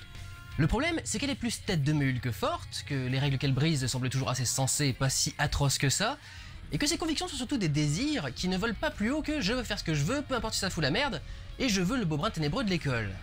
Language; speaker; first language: French; native; French